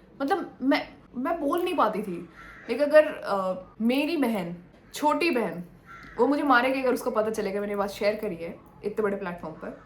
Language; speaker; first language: Hindi; native; Hindi